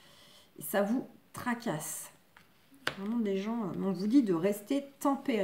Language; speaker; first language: French; native; French